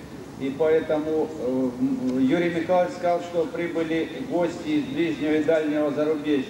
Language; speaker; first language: Russian; native; Russian